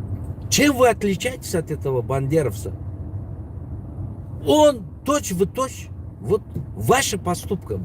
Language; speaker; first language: Russian; non-native, local second language; Tajik